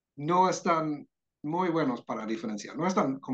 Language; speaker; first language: Spanish; non-native, fluent; Swedish